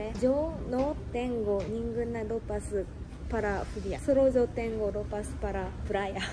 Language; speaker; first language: Spanish; non-native, learner; Japanese